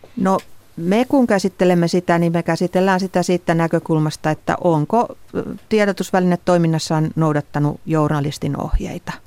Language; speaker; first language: Finnish; native; Finnish